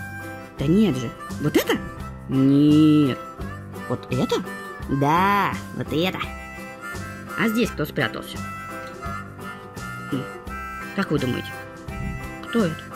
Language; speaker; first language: Russian; native; Russian